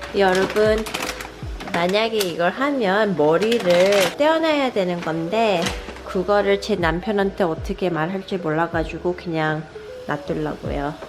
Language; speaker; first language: Korean; early bilingual, heritage; Korean